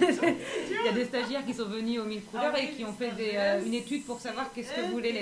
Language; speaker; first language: French; native; French